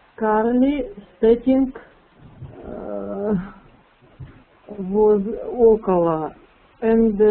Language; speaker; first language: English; non-native, learner; Russian